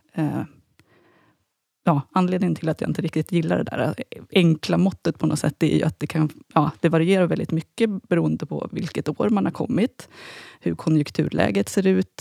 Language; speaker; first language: Swedish; native; Swedish